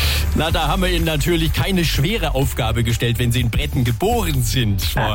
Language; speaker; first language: German; native; German